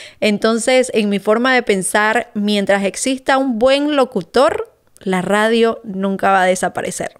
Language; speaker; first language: Spanish; native; Spanish